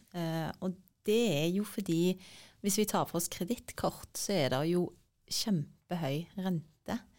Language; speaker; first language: Norwegian; early bilingual, other home language; Turkish